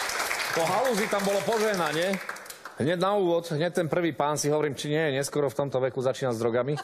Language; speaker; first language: Slovak; native; Slovak